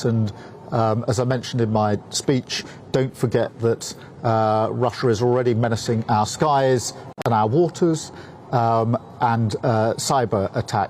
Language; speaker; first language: English; native; English